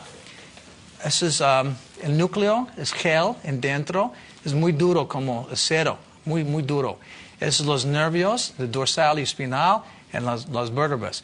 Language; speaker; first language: Spanish; non-native, learner; English